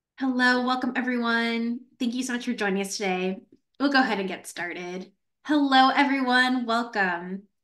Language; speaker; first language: English; native; English